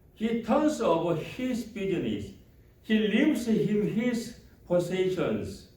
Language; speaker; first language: English; non-native, learner; Korean